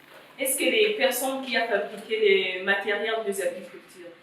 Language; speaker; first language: French; non-native, learner; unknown